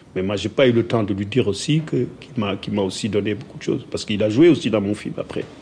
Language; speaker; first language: French; non-native, local second language; Wolof